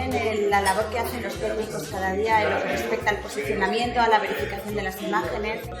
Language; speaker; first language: Spanish; native; Spanish